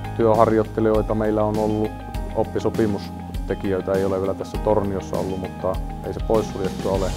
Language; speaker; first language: Finnish; native; Finnish